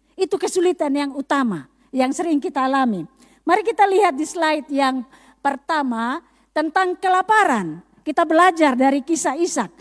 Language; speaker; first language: Indonesian; native; Indonesian